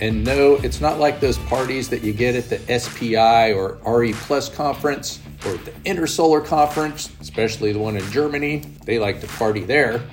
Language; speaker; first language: English; native; English